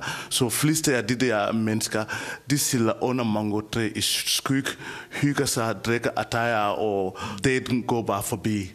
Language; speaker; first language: Danish; non-native, fluent; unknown